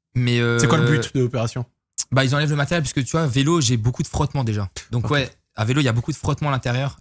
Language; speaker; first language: French; native; French